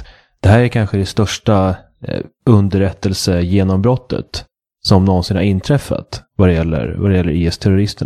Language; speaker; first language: Swedish; native; Swedish